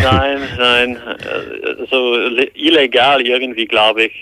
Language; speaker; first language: German; non-native, fluent; English